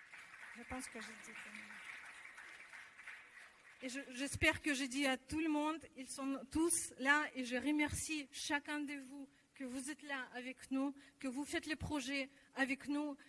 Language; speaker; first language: French; non-native, learner; Russian